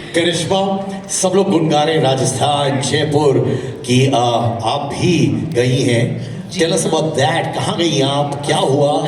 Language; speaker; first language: Hindi; native; Hindi